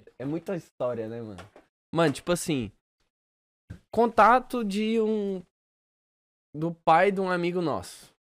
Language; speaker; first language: Portuguese; native; Portuguese